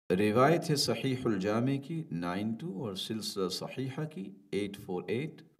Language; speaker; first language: Urdu; native; Urdu